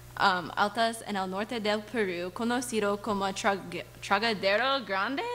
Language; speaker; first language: Spanish; non-native, learner; English